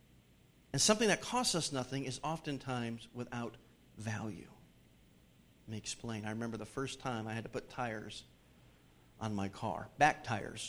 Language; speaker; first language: English; native; English